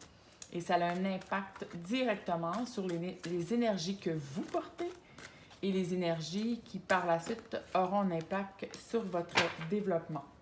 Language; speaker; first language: French; native; French